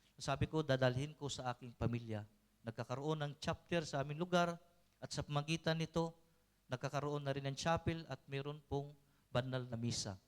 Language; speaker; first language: Filipino; non-native, local second language; Cebuano